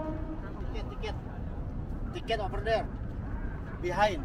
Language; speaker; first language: English; non-native, learner; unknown